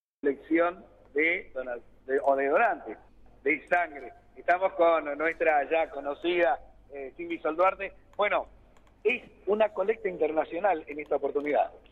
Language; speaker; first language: Spanish; native; Spanish